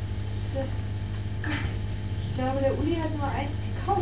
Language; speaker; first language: German; native; German